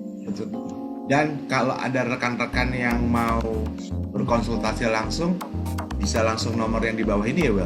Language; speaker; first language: Indonesian; native; Indonesian